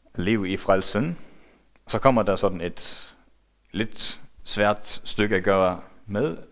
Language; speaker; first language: Danish; non-native, local second language; Faroese